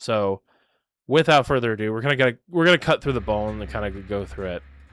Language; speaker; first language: English; native; English